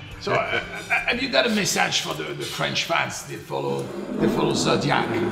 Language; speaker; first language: English; non-native, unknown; French